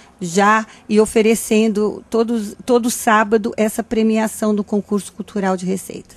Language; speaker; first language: Portuguese; native; Portuguese